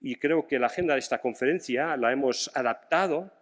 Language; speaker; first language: Spanish; non-native, fluent; English